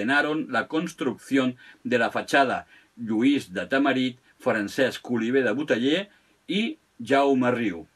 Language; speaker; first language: Spanish; non-native, local second language; Catalan